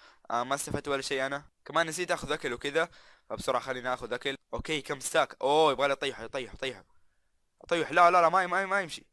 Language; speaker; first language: Arabic; native; Arabic